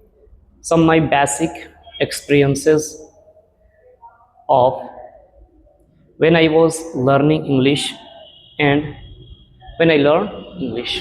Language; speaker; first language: English; non-native, learner; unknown